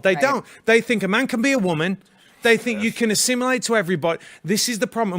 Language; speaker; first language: English; native; English